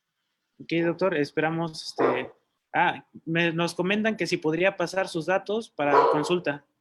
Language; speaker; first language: Spanish; native; Spanish